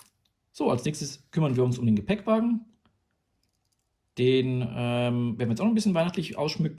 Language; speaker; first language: German; native; German